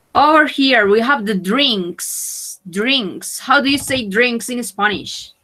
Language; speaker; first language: English; non-native, fluent; Spanish